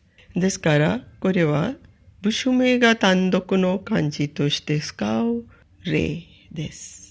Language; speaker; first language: Japanese; non-native, fluent; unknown